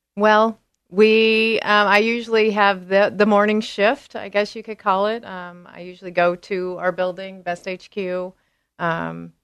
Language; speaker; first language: English; native; English